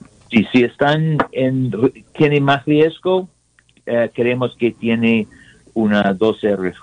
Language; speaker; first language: Spanish; non-native, learner; English